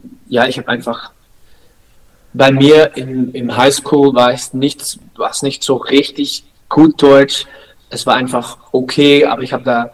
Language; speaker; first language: German; non-native, learner; Dutch